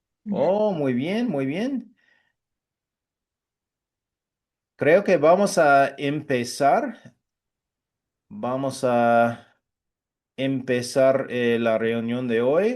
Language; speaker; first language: Spanish; non-native, fluent; English